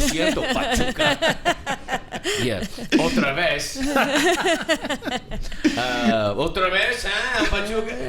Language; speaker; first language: Spanish; non-native, learner; English